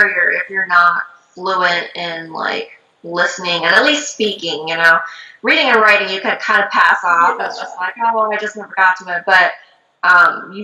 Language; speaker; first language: English; early bilingual, other home language; Korean